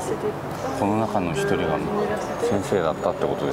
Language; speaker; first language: Japanese; native; Japanese